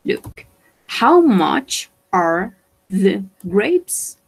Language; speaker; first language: English; non-native, fluent; Spanish